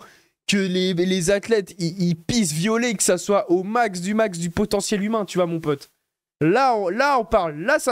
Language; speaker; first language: French; native; French